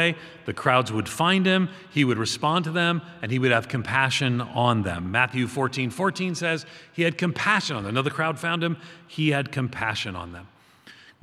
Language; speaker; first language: English; native; English